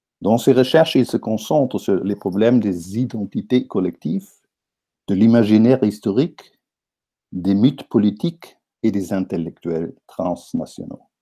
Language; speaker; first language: French; non-native, fluent; Italian